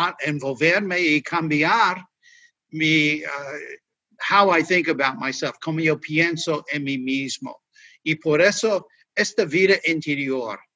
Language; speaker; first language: Spanish; non-native, learner; English